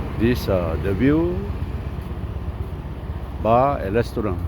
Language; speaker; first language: English; non-native, learner; Lao